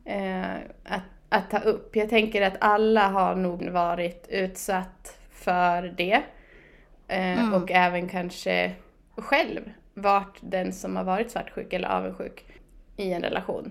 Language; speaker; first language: Swedish; native; Swedish